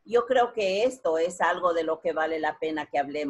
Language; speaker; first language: Spanish; native; Spanish